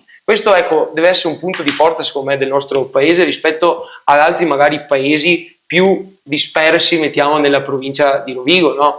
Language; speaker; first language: Italian; native; Italian